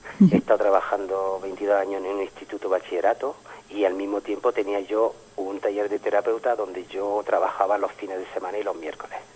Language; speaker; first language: Spanish; early bilingual, heritage; Spanish